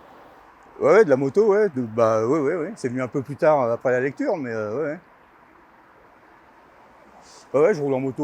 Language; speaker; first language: French; native; French